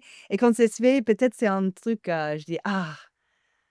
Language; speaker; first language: French; non-native, fluent; English